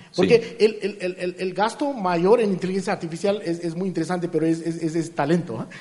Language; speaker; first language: Spanish; non-native, fluent; Hindi